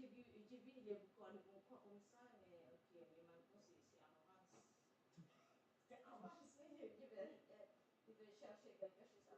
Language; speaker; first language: French; non-native, fluent; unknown